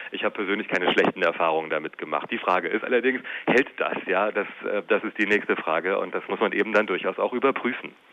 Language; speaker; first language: German; native; German